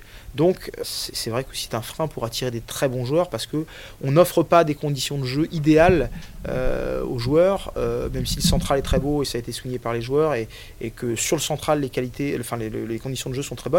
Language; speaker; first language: French; native; French